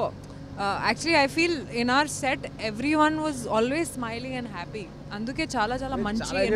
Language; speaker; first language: Telugu; non-native, fluent; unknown